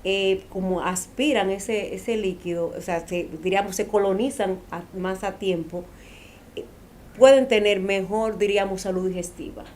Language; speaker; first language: Spanish; native; Spanish